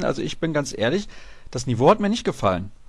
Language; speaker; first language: German; native; German